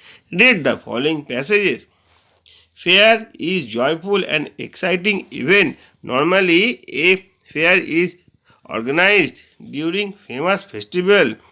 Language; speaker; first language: English; non-native, local second language; Bangla